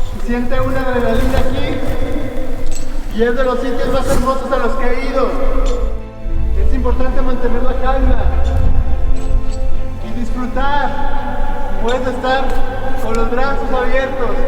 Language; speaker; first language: Spanish; native; Spanish